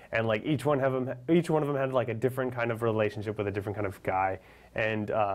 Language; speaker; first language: English; native; English